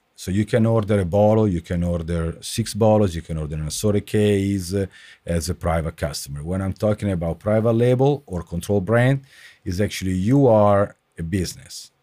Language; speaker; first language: English; non-native, fluent; Italian